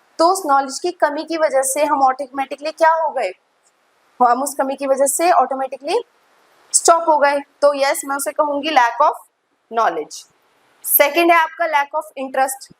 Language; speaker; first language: Hindi; native; Hindi